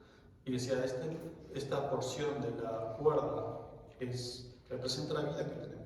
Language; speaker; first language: Spanish; native; Spanish